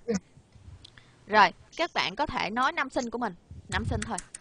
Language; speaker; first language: Vietnamese; native; Vietnamese